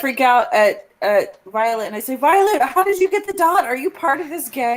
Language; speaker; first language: English; native; English